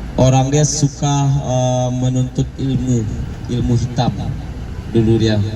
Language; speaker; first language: Malay; non-native, local second language; Minangkabau